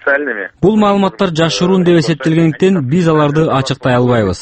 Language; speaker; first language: Kyrgyz; native; Kyrgyz